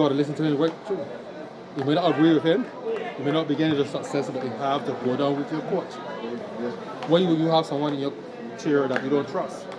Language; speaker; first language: English; native; English